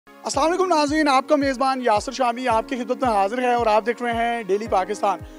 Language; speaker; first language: Urdu; non-native, local second language; Punjabi